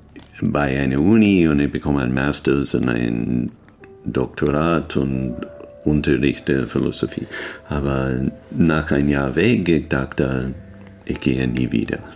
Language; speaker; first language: German; non-native, learner; English